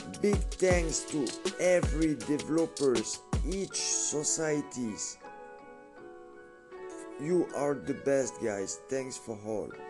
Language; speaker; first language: English; non-native, learner; French